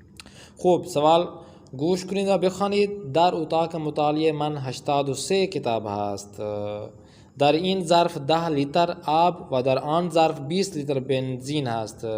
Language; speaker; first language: Persian; non-native, fluent; Urdu